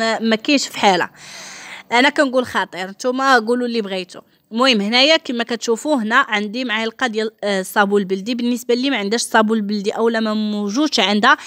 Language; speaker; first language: Arabic; native; Arabic